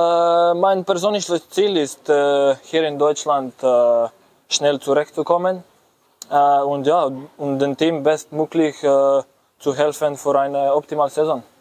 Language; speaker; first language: German; non-native, learner; Slovenian